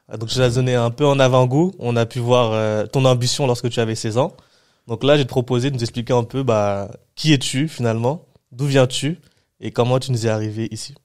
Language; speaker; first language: French; native; French